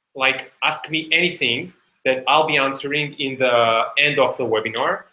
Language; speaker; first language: English; non-native, fluent; Hebrew